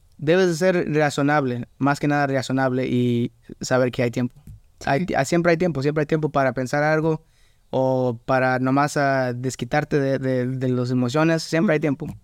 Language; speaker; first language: Spanish; early bilingual, heritage; Spanish